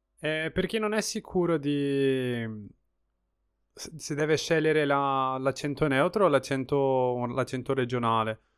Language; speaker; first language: Italian; non-native, fluent; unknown